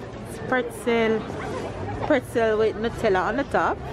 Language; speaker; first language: English; native; English